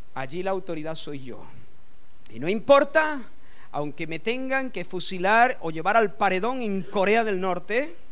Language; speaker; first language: Spanish; native; Spanish